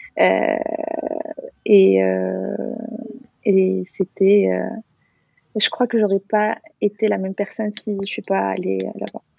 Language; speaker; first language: French; non-native, local second language; Arabic